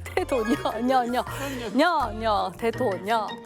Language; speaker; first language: Korean; non-native, fluent; Japanese